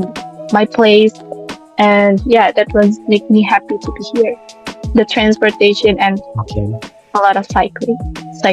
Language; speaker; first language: English; non-native, learner; Indonesian